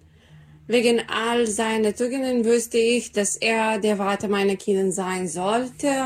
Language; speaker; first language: German; non-native, learner; Serbian